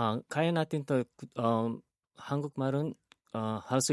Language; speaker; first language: Korean; non-native, learner; Filipino